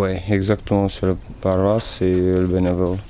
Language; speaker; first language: French; non-native, learner; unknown